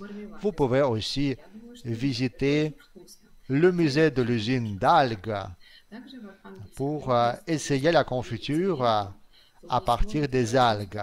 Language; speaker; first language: French; non-native, fluent; Russian